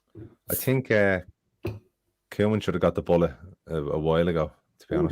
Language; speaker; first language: English; native; English